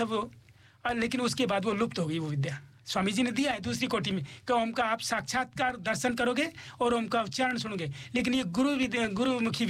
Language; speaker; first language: Hindi; native; Hindi